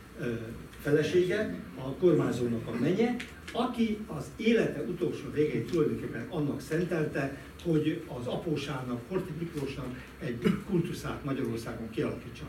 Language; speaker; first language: Hungarian; native; Hungarian